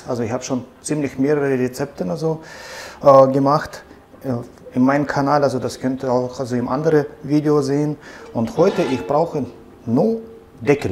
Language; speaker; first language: German; non-native, fluent; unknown